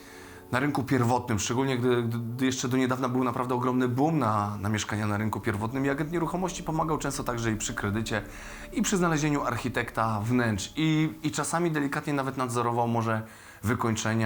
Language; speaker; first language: Polish; native; Polish